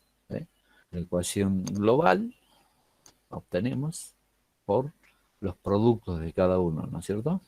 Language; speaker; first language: Spanish; native; Spanish